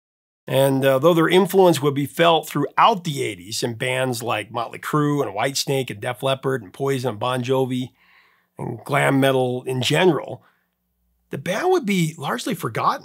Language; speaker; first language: English; native; English